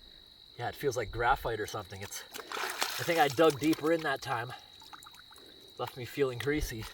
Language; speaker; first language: English; native; English